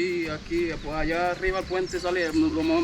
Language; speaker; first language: Spanish; native; Spanish